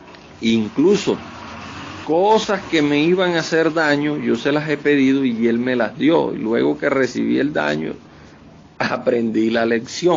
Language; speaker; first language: Spanish; native; Spanish